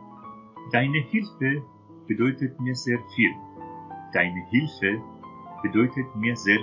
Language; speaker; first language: German; non-native, fluent; Persian